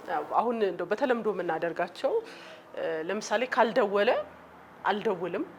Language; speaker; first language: Amharic; native; Amharic